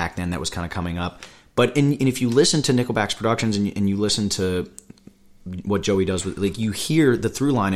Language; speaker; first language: English; native; English